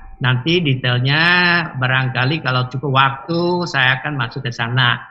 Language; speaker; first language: Indonesian; native; Indonesian